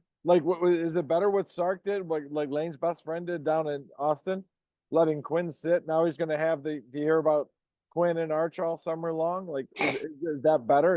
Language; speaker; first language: English; native; English